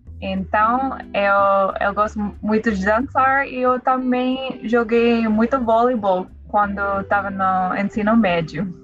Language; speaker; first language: Portuguese; non-native, learner; English